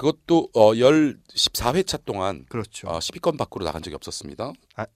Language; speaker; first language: Korean; native; Korean